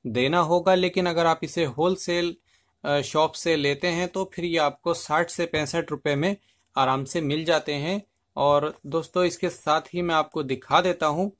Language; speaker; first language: Hindi; native; Hindi